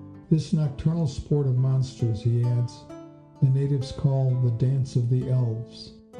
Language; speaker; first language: English; native; English